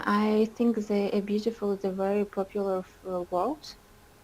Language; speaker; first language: English; non-native, learner; Russian